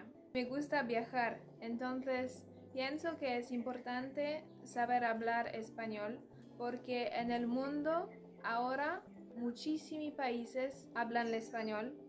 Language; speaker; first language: Spanish; non-native, learner; French